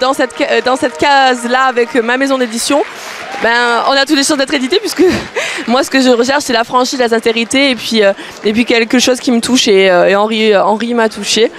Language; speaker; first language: French; native; French